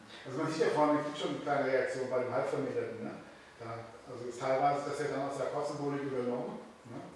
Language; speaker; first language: German; native; German